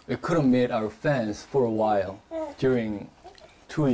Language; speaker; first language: English; non-native, learner; Korean